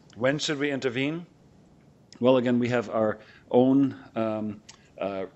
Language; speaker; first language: English; non-native, fluent; German